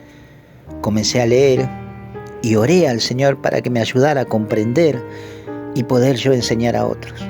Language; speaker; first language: Spanish; native; Spanish